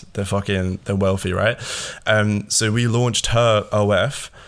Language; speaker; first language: English; early bilingual, other home language; Latvian